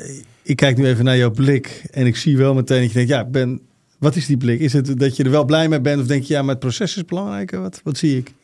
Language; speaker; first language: Dutch; native; Dutch